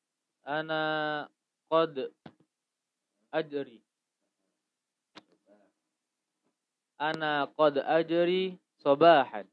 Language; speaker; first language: Arabic; non-native, learner; Indonesian